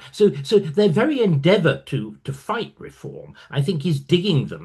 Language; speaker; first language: English; native; English